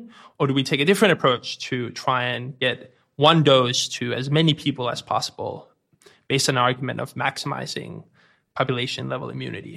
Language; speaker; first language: English; non-native, fluent; Danish